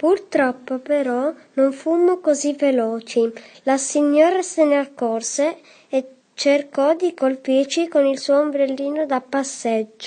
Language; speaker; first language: Italian; native; Italian